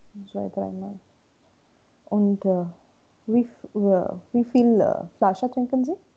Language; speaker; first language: German; non-native, learner; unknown